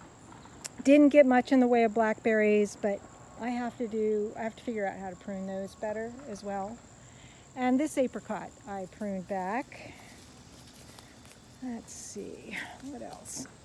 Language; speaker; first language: English; native; English